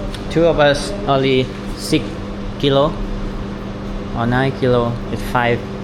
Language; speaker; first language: English; non-native, learner; Thai